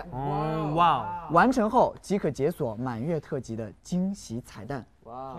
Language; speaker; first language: Chinese; native; Chinese